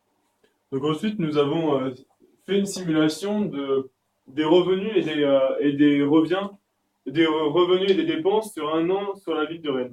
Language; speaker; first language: French; native; French